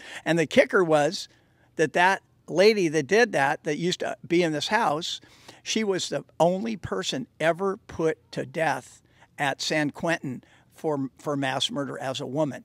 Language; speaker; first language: English; native; English